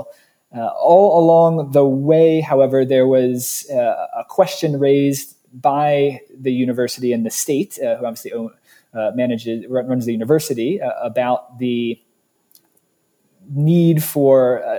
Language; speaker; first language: English; native; English